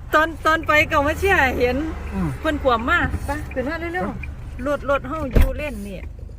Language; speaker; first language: Thai; native; Thai